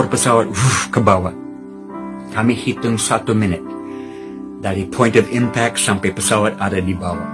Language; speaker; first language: Indonesian; non-native, fluent; English